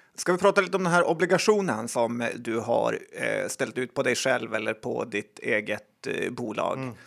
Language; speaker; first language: Swedish; native; Swedish